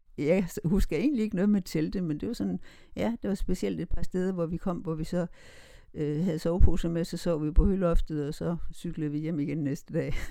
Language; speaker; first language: Danish; native; Danish